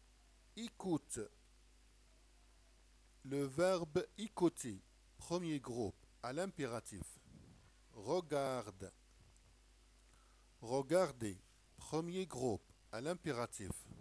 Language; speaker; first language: French; non-native, local second language; Arabic